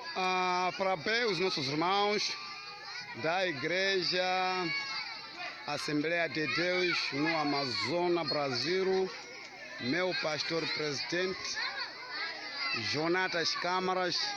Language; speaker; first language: Portuguese; non-native, fluent; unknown